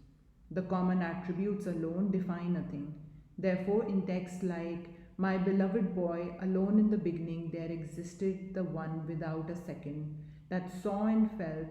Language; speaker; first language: English; non-native, local second language; Hindi